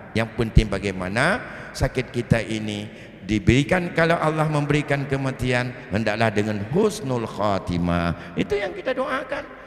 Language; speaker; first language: Malay; non-native, local second language; Achinese